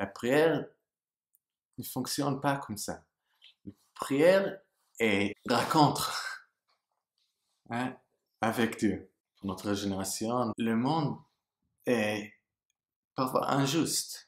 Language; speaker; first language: French; non-native, learner; English